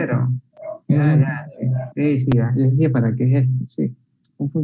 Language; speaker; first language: Spanish; native; Spanish